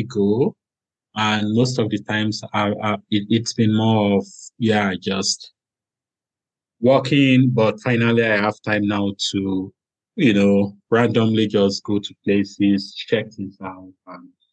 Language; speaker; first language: English; non-native, local second language; Yoruba